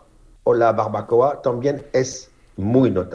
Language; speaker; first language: Spanish; non-native, learner; French